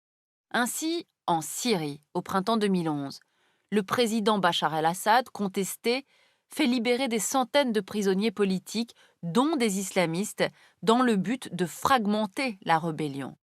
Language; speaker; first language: French; native; French